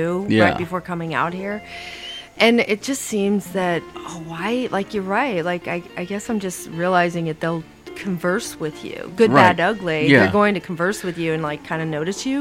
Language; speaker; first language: English; native; English